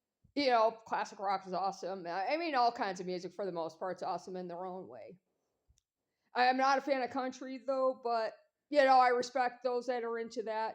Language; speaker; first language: English; native; English